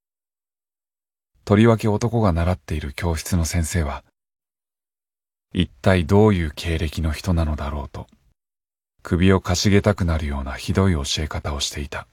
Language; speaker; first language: Japanese; native; Japanese